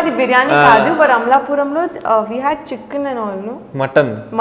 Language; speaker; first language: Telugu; non-native, learner; Hindi